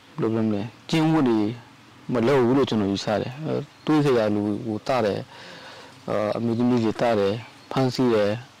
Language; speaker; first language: Burmese; non-native, local second language; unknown